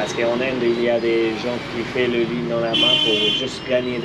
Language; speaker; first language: French; non-native, fluent; Hindi